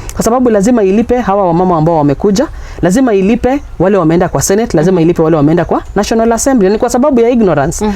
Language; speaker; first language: Swahili; non-native, local second language; Luyia